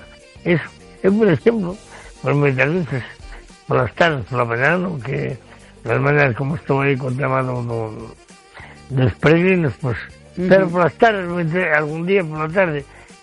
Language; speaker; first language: Spanish; native; Spanish